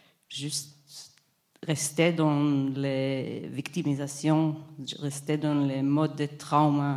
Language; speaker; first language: French; non-native, fluent; Hebrew